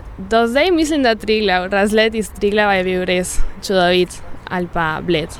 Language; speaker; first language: Slovenian; early bilingual, heritage; Slovenian